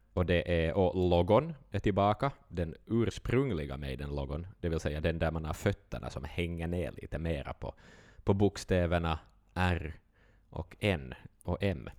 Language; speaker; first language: Swedish; native; Swedish